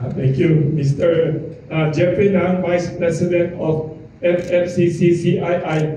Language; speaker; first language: English; non-native, local second language; Filipino